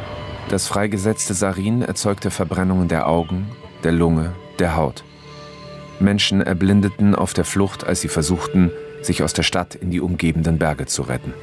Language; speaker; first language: German; native; German